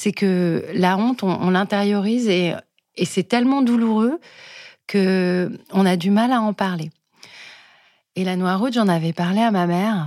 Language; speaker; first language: French; native; French